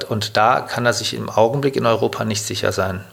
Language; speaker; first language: German; native; German